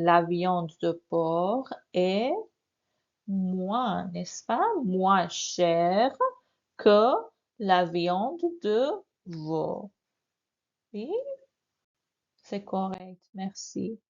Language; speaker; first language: French; non-native, fluent; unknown